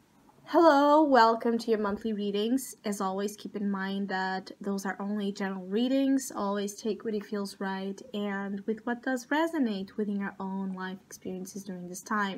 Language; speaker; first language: English; non-native, fluent; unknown